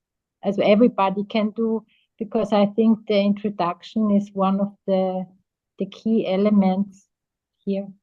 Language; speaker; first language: English; non-native, fluent; German